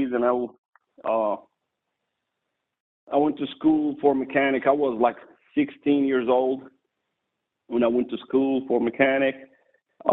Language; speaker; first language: English; non-native, fluent; Arabic